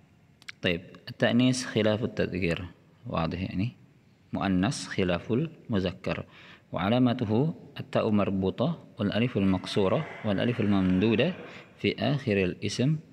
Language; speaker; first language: Arabic; non-native, fluent; Indonesian